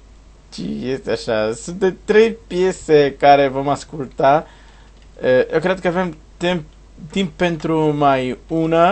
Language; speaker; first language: Romanian; non-native, learner; Portuguese